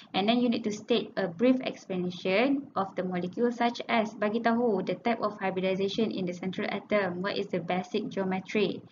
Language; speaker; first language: English; non-native, local second language; Malay